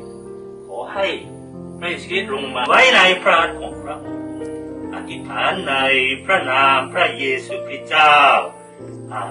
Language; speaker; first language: Thai; non-native, fluent; Korean